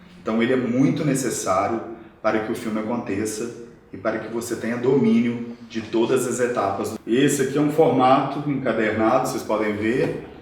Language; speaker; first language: Portuguese; native; Portuguese